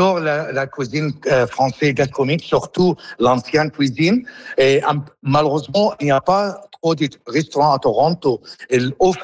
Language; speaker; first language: French; native; French